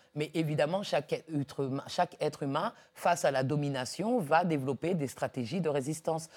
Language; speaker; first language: French; early bilingual, other home language; Dyula